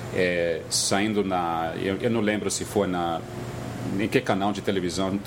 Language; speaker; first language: Portuguese; non-native, fluent; English